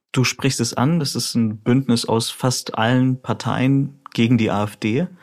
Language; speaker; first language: German; early bilingual, other home language; Russian